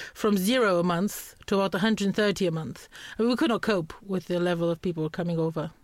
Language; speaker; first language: English; non-native, fluent; Romanian